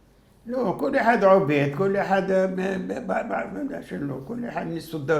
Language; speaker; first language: Hebrew; non-native, fluent; Arabic